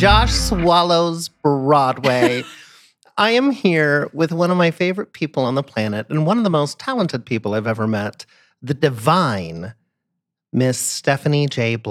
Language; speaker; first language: English; native; English